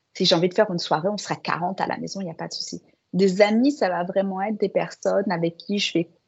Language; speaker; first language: French; native; French